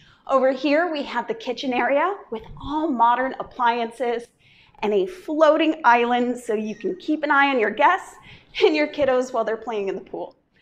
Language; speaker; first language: English; native; English